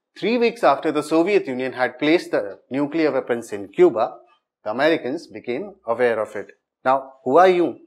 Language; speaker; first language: Hindi; native; Hindi